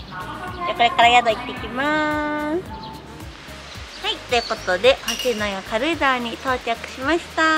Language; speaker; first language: Japanese; native; Japanese